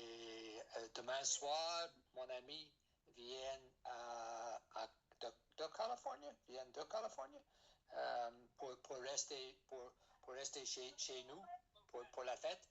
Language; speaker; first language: French; non-native, learner; English